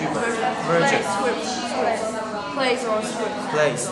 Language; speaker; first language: English; non-native, fluent; Chinese